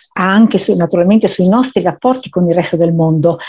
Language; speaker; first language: Italian; native; Italian